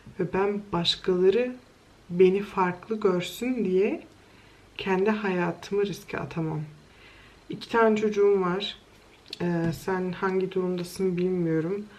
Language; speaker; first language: Turkish; early bilingual, heritage; Turkish